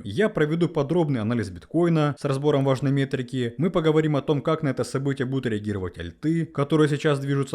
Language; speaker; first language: Russian; native; Russian